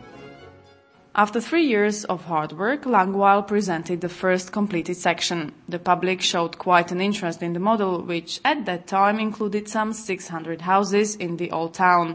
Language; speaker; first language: English; non-native, fluent; Czech